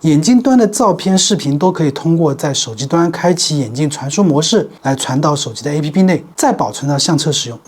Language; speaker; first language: Chinese; native; Chinese